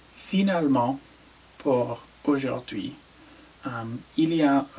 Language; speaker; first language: French; non-native, learner; English